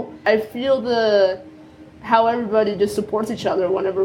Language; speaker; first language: English; early bilingual, other home language; Spanish